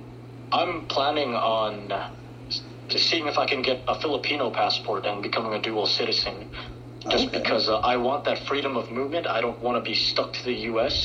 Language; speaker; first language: English; early bilingual, other home language; Filipino